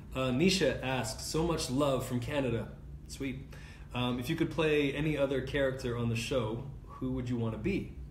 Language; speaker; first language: English; native; English